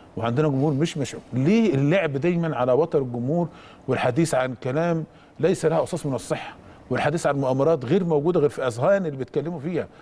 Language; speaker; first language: Egyptian Arabic; native; Egyptian Arabic